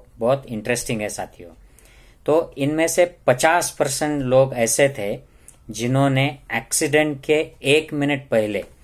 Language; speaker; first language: Hindi; non-native, local second language; Marathi